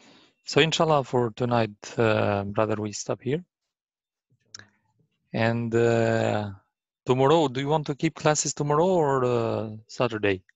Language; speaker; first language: English; non-native, learner; Arabic